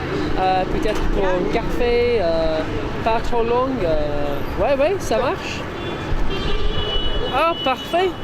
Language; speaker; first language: French; non-native, learner; English